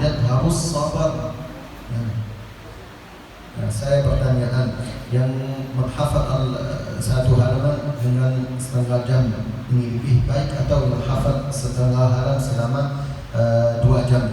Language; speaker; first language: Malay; non-native, learner; Arabic